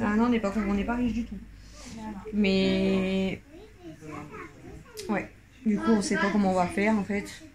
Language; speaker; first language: French; native; French